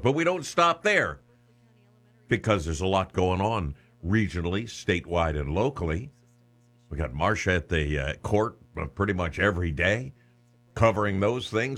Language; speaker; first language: English; native; English